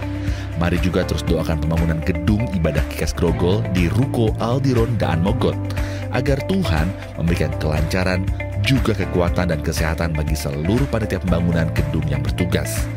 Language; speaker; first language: Indonesian; native; Indonesian